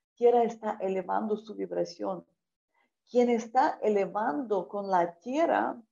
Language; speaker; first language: Spanish; non-native, fluent; Ukrainian